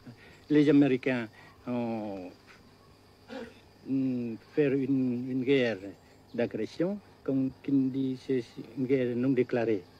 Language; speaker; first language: French; non-native, fluent; Vietnamese